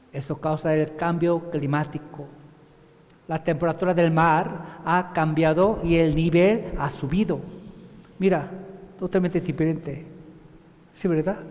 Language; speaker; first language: Spanish; non-native, fluent; Korean